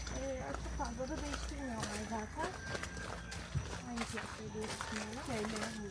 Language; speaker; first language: Turkish; native; Turkish